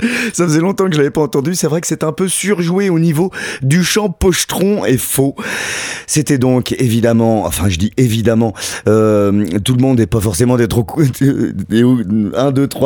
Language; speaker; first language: French; native; French